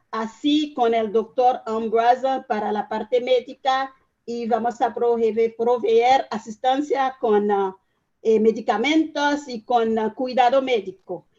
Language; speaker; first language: Spanish; non-native, fluent; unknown